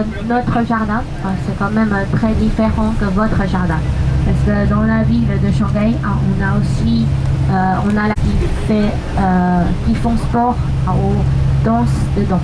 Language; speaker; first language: French; non-native, fluent; Chinese